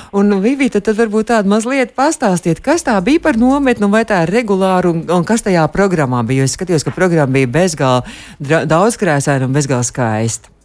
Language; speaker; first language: Latvian; native; Latvian